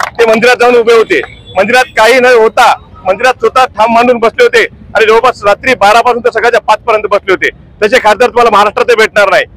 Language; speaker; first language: Marathi; non-native, local second language; Lambadi